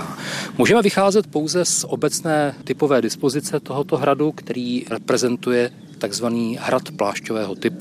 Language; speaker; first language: Czech; native; Czech